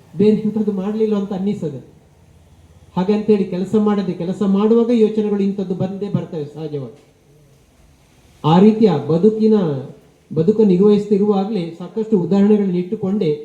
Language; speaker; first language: Kannada; non-native, local second language; Tulu